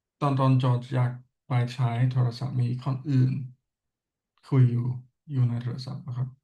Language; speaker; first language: Thai; non-native, learner; English